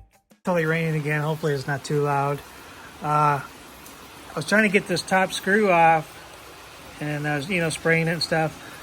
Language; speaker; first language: English; native; English